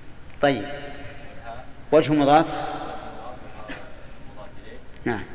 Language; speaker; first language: Arabic; native; Arabic